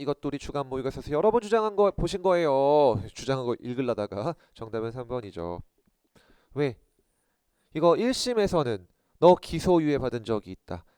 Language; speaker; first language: Korean; native; Korean